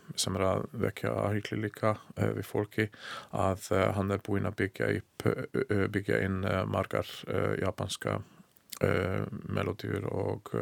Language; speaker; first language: Icelandic; non-native, learner; Hungarian